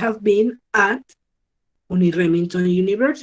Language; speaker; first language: English; non-native, learner; Spanish